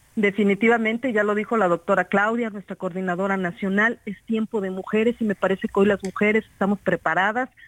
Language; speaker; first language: Spanish; native; Spanish